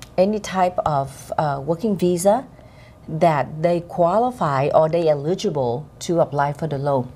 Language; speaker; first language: English; non-native, fluent; Vietnamese